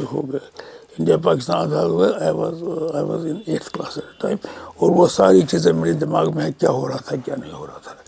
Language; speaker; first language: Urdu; non-native, local second language; Kashmiri